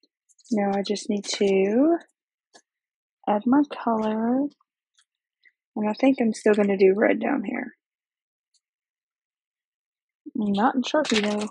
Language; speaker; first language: English; native; English